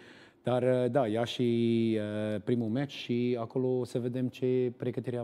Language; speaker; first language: Romanian; non-native, learner; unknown